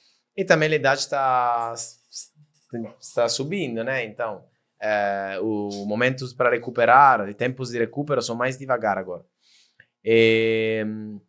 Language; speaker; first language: Portuguese; non-native, fluent; Italian